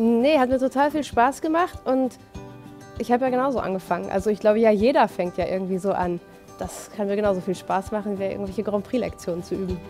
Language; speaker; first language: German; native; German